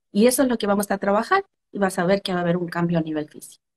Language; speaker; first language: Spanish; native; Spanish